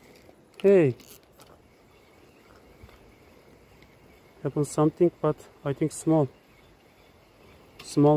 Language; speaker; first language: English; non-native, learner; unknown